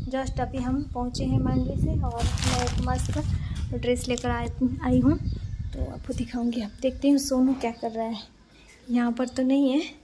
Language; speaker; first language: Hindi; non-native, local second language; Gujarati